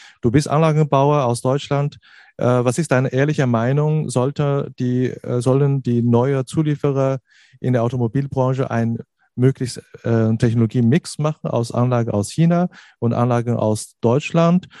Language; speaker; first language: German; non-native, fluent; Chinese